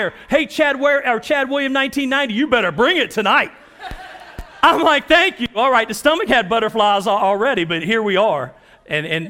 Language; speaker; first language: English; native; English